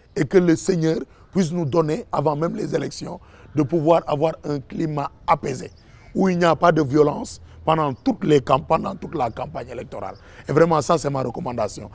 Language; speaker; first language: French; non-native, local second language; Wolof